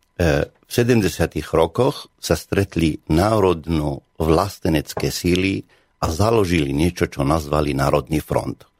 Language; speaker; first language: Slovak; non-native, fluent; Arabic